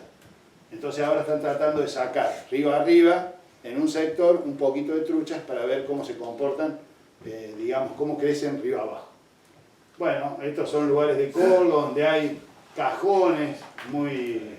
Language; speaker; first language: Spanish; native; Spanish